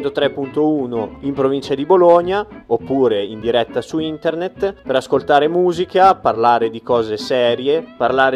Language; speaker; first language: Italian; native; Italian